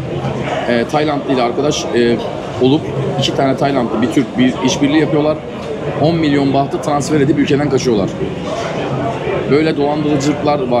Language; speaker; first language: Turkish; native; Turkish